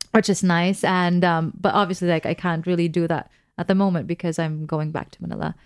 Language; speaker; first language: English; non-native, local second language; Filipino